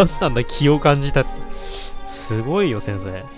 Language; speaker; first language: Japanese; native; Japanese